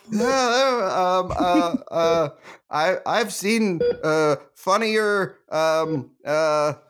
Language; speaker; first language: English; native; English